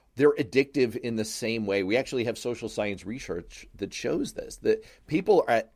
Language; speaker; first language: English; native; English